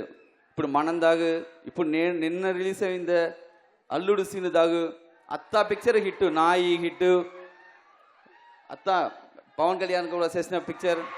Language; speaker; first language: Telugu; non-native, learner; Tamil